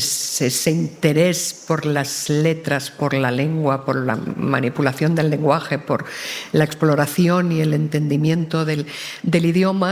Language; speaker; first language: Spanish; native; Spanish